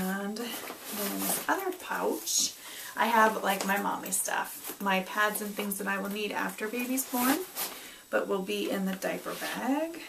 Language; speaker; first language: English; native; English